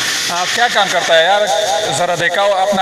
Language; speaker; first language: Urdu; non-native, local second language; Pashto